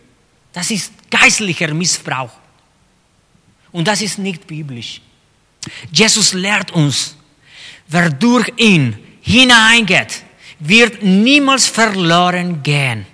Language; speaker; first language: German; non-native, fluent; Spanish